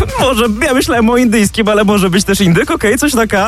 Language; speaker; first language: Polish; native; Polish